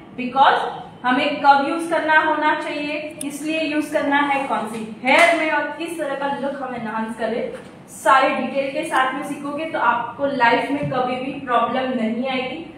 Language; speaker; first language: Hindi; non-native, local second language; Gujarati